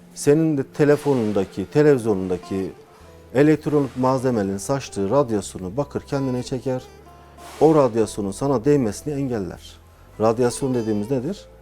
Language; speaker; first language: Turkish; native; Turkish